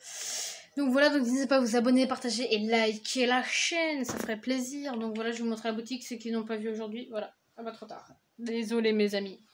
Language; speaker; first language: French; native; French